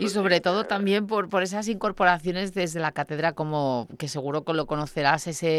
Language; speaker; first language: Spanish; native; Spanish